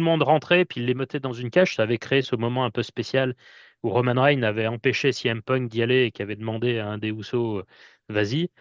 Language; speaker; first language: French; native; French